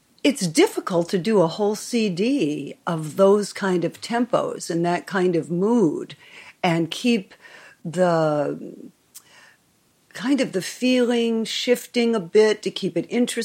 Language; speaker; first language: English; native; English